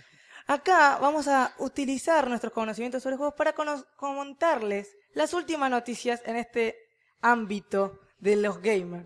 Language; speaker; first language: Spanish; native; Spanish